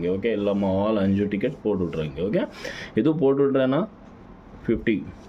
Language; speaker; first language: Tamil; non-native, learner; Kannada